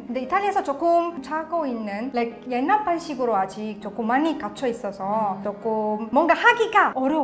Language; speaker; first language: Korean; non-native, fluent; Italian